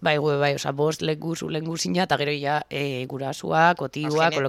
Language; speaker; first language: Basque; native; Basque